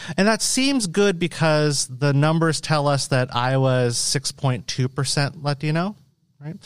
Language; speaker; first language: English; native; English